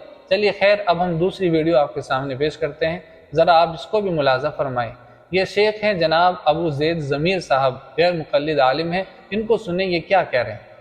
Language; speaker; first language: Urdu; native; Urdu